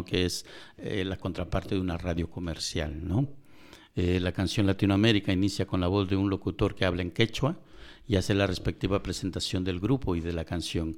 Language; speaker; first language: Spanish; native; Spanish